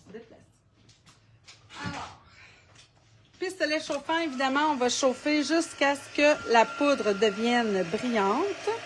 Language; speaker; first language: French; native; French